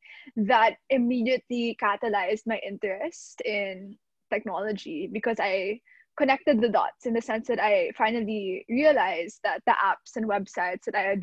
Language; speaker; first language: English; non-native, local second language; Filipino